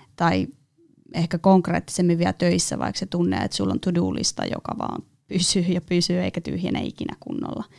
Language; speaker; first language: Finnish; native; Finnish